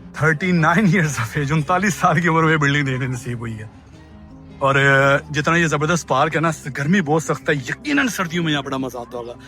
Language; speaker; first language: Urdu; native; Urdu